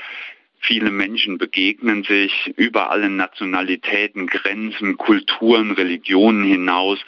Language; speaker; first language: German; native; German